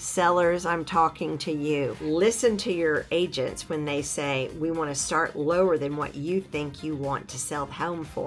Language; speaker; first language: English; native; English